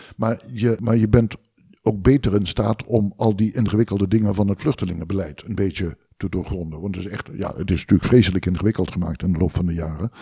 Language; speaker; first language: Dutch; native; Dutch